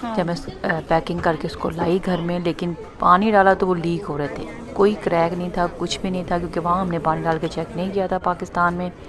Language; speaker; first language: Urdu; native; Urdu